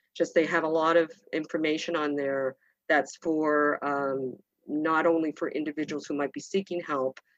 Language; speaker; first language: English; native; English